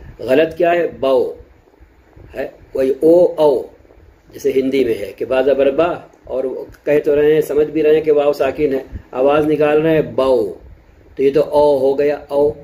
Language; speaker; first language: Urdu; native; Urdu